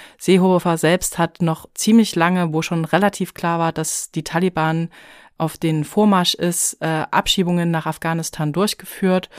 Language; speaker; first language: German; native; German